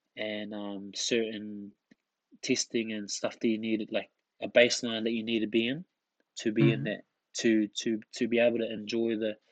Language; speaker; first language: English; early bilingual, other home language; Tongan